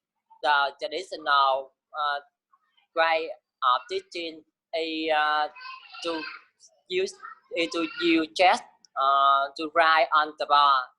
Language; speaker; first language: English; non-native, learner; Vietnamese